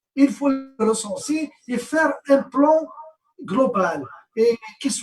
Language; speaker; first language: French; non-native, local second language; Arabic